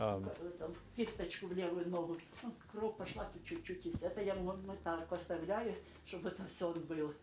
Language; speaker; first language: Russian; native; Russian